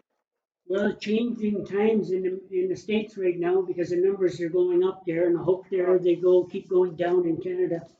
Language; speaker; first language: English; native; English